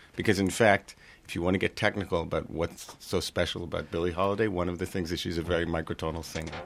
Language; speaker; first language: English; native; English